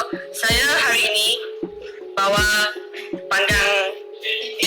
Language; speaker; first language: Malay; non-native, local second language; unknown